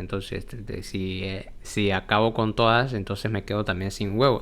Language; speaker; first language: Spanish; native; Spanish